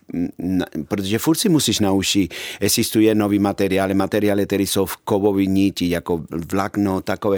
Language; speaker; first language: Czech; non-native, fluent; Spanish